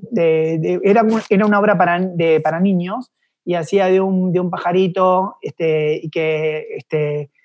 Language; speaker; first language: Spanish; native; Spanish